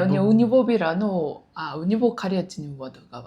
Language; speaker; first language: Russian; non-native, learner; Japanese